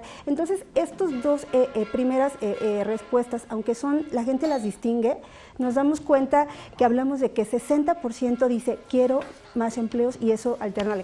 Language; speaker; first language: Spanish; native; Spanish